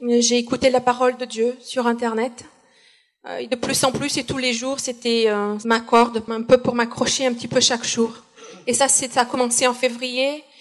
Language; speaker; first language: French; non-native, fluent; Portuguese